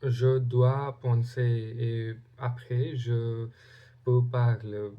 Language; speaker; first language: French; non-native, learner; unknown